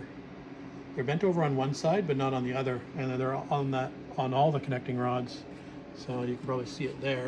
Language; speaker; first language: English; native; English